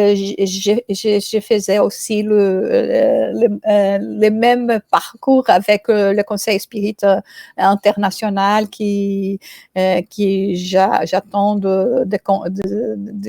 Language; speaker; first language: French; non-native, fluent; Portuguese